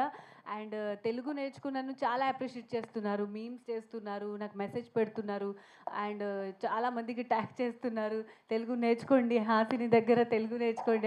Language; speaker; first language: Telugu; non-native, fluent; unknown